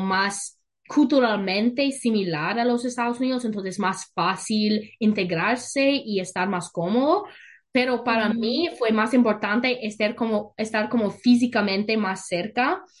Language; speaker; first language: Spanish; non-native, learner; English